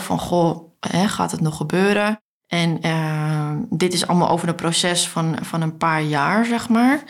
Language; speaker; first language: Dutch; native; Dutch